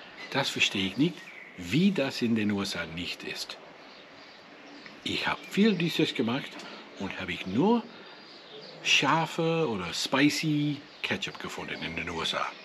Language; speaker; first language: German; non-native, learner; English